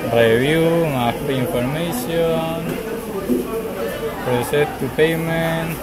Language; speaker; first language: English; non-native, learner; Spanish